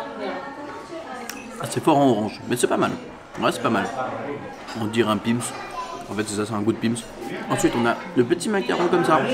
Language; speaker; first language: French; native; French